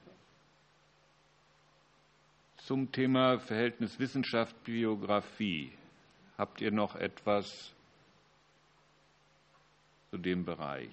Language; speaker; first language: German; native; German